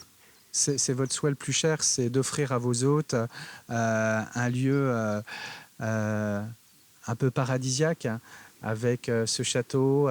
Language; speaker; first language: French; native; French